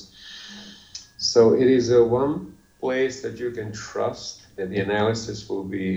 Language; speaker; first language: English; non-native, fluent; Bosnian